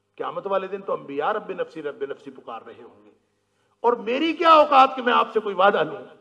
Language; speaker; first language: Urdu; non-native, local second language; Punjabi